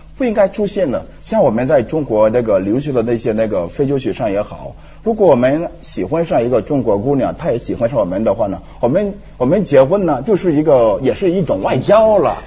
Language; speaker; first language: Chinese; non-native, fluent; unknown